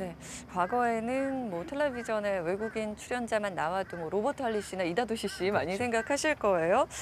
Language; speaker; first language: Korean; native; Korean